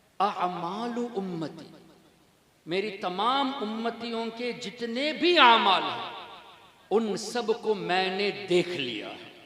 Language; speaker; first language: Urdu; non-native, fluent; Tamil